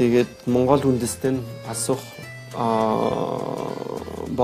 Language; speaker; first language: Mongolian; non-native, learner; French